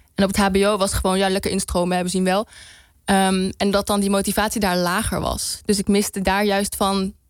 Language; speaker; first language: Dutch; native; Dutch